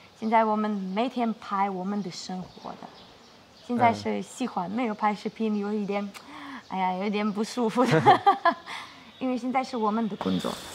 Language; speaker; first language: Chinese; non-native, learner; Ukrainian